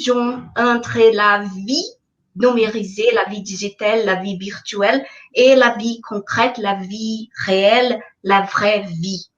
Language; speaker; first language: French; non-native, fluent; Portuguese